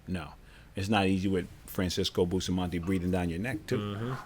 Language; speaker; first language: English; native; English